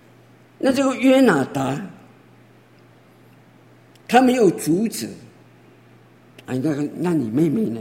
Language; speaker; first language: Chinese; native; Chinese